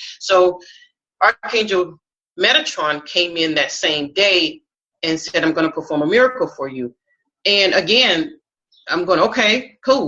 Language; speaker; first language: English; native; English